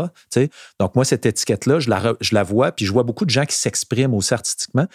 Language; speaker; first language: French; native; French